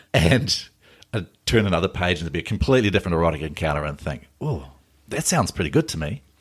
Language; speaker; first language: English; native; English